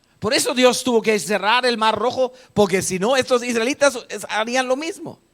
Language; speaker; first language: Spanish; non-native, fluent; German